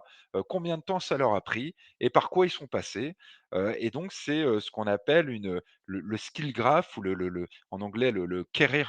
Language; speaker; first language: French; native; French